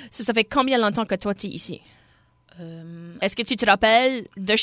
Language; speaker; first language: French; non-native, local second language; English